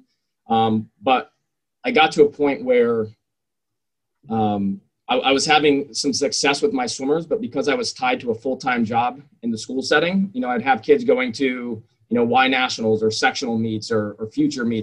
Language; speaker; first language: English; native; English